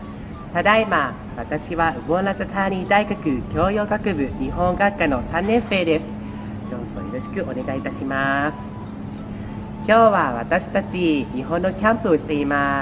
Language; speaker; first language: Japanese; non-native, learner; Thai